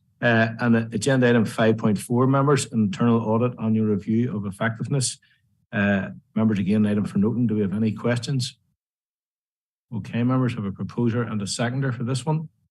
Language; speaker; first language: English; native; English